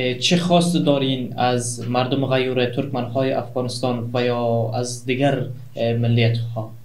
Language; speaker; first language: Persian; non-native, local second language; Turkmen